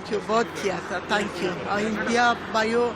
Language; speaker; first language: Hindi; non-native, learner; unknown